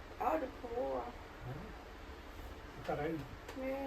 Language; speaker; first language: French; non-native, learner; Thai